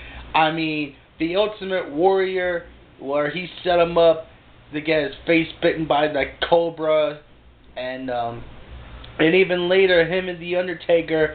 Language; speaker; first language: English; native; English